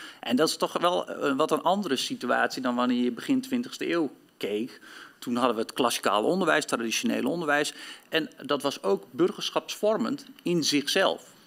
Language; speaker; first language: Dutch; native; Dutch